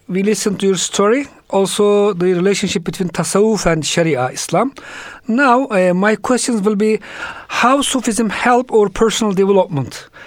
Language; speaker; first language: English; non-native, fluent; Turkish